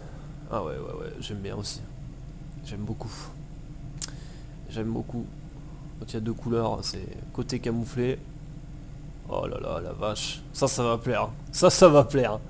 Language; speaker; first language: French; native; French